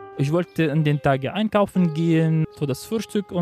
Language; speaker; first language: German; non-native, fluent; Arabic